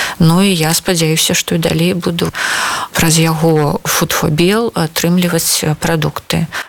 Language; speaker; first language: Belarusian; non-native, local second language; Russian